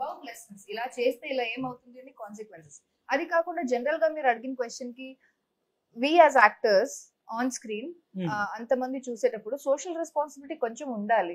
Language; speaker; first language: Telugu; non-native, local second language; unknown